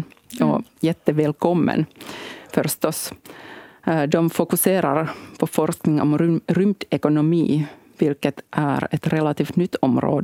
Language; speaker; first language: Swedish; non-native, local second language; Finnish